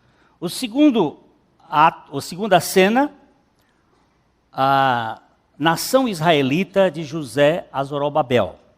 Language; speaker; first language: Portuguese; native; Portuguese